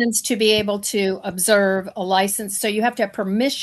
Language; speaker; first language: English; native; English